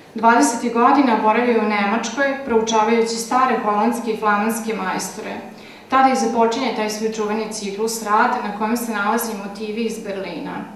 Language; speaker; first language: Serbian; native; Serbian